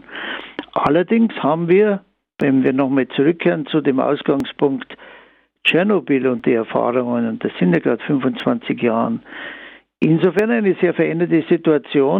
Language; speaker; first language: German; native; German